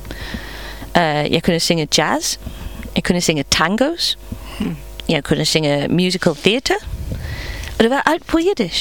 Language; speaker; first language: Danish; non-native, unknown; English